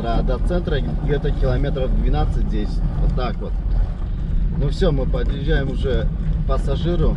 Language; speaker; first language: Russian; non-native, local second language; Kyrgyz